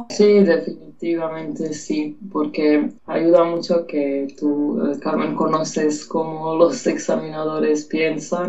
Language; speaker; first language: Spanish; non-native, fluent; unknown